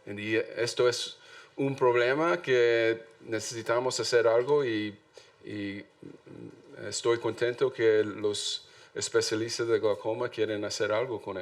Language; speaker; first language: Spanish; non-native, learner; English